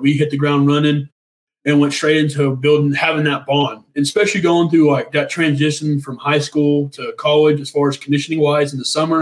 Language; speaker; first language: English; native; English